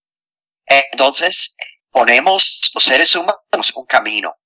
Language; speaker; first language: Spanish; non-native, fluent; English